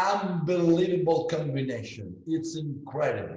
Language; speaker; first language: English; non-native, learner; Italian